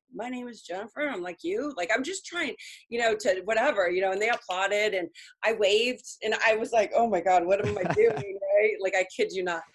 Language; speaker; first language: English; early bilingual, other home language; Spanish